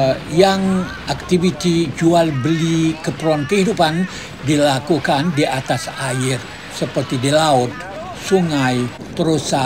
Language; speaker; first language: Malay; native; Malay